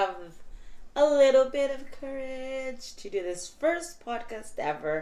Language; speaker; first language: English; non-native, local second language; Cebuano